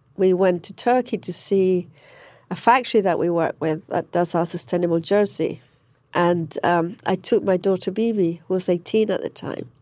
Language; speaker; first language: English; native; English